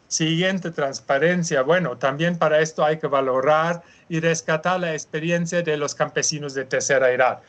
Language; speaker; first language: Spanish; non-native, fluent; German